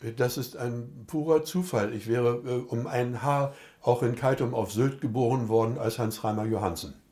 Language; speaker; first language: German; native; German